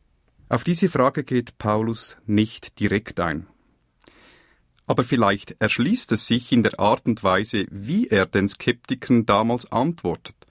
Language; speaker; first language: German; native; German